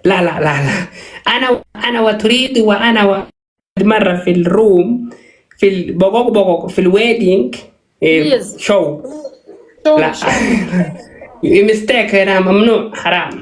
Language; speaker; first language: Arabic; non-native, learner; Oromo